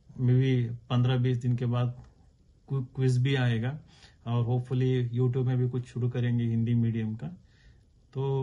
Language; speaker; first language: Hindi; non-native, local second language; Kannada